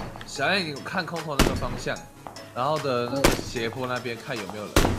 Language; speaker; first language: Chinese; native; Chinese